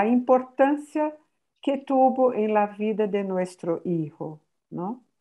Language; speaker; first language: Spanish; non-native, fluent; Portuguese